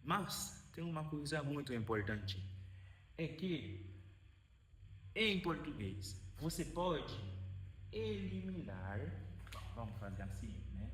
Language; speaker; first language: Portuguese; non-native, fluent; Haitian Creole